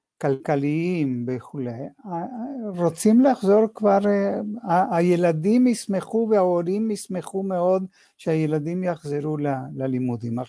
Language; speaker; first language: Hebrew; non-native, fluent; Spanish